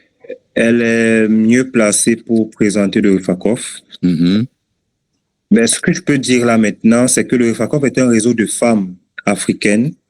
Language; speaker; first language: French; native; French